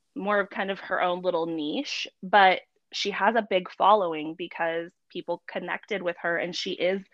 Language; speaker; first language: English; native; English